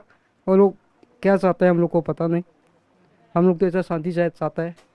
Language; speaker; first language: Hindi; non-native, local second language; Manipuri